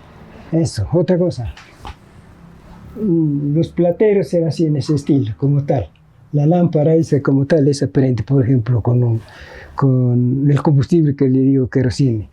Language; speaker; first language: Spanish; native; Spanish